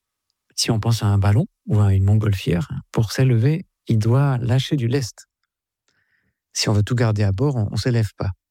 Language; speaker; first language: French; native; French